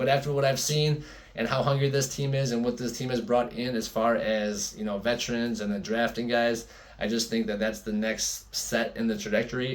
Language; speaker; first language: English; native; English